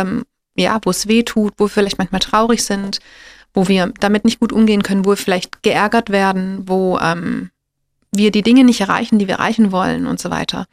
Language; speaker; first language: German; native; German